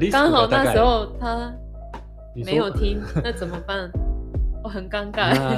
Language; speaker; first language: Chinese; non-native, learner; Japanese